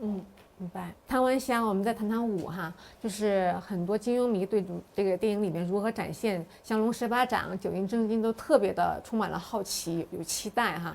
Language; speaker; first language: Chinese; native; Chinese